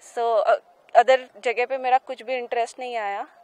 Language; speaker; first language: Hindi; native; Hindi